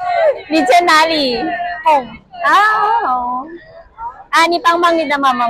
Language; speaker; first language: Chinese; non-native, learner; Filipino